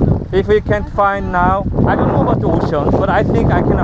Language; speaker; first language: English; non-native, learner; Korean